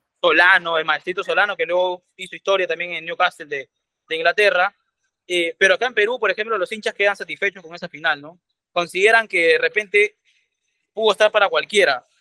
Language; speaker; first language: Spanish; native; Spanish